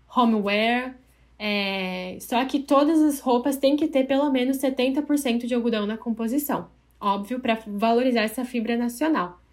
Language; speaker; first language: Portuguese; native; Portuguese